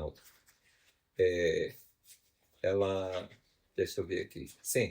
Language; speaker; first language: Portuguese; native; Portuguese